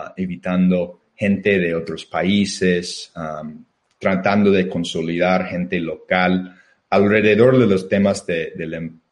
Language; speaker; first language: Spanish; non-native, fluent; English